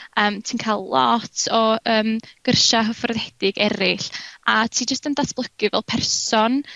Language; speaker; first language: Welsh; native; Welsh